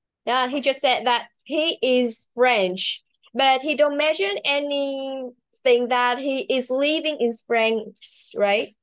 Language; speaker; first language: English; non-native, learner; Vietnamese